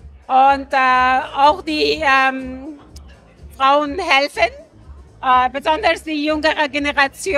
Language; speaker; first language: German; non-native, learner; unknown